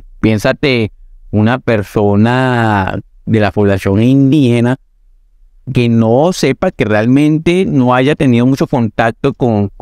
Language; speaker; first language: Spanish; native; Spanish